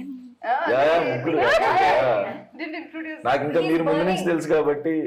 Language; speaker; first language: Telugu; native; Telugu